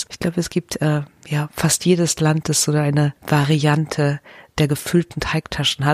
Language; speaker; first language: German; native; German